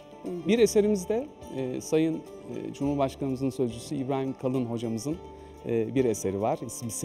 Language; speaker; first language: Turkish; native; Turkish